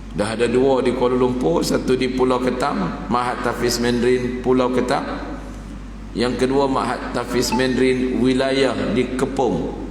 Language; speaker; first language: Malay; native; Malay